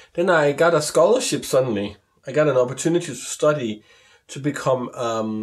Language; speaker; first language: English; non-native, fluent; Danish